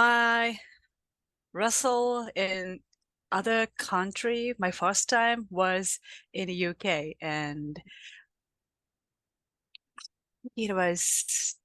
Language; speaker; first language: English; non-native, learner; Japanese